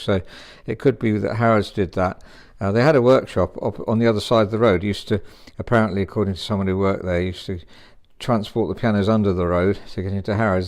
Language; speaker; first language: English; native; English